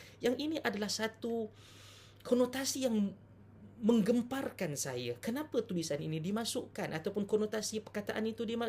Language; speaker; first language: Malay; native; Malay